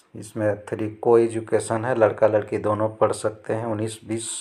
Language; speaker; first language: Hindi; native; Hindi